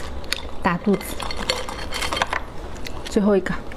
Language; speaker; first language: Chinese; native; Chinese